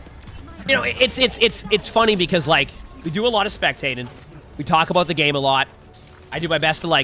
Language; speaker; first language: English; native; English